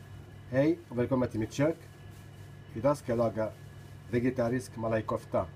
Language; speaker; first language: Swedish; non-native, learner; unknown